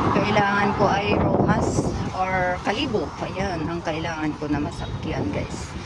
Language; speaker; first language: Filipino; non-native, local second language; Hiligaynon